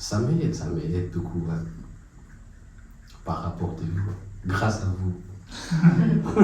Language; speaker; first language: French; non-native, fluent; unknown